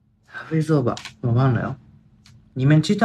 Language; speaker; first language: Chinese; non-native, learner; Japanese